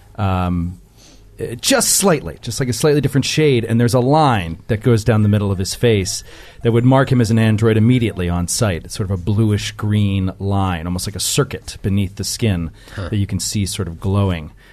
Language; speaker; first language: English; native; English